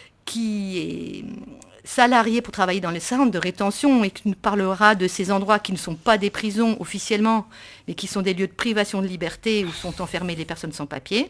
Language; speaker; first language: French; native; French